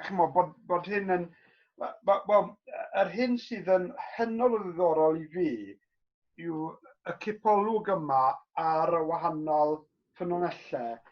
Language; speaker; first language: Welsh; native; Welsh